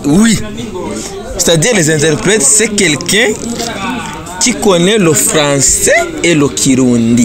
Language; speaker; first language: French; non-native, learner; Rundi